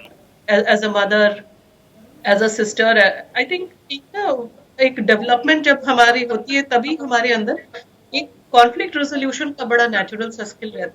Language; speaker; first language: Hindi; native; Hindi